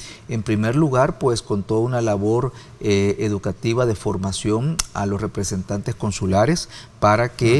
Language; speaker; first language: Spanish; native; Spanish